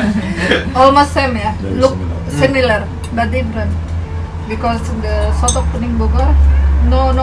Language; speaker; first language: English; non-native, learner; Indonesian